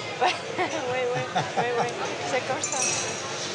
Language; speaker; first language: French; non-native, fluent; Spanish